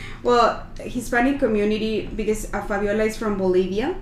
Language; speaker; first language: English; non-native, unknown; Spanish